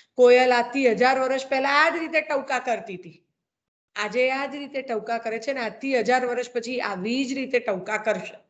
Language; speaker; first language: Gujarati; non-native, local second language; Kachhi